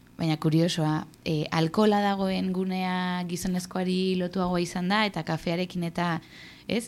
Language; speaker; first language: Basque; native; Basque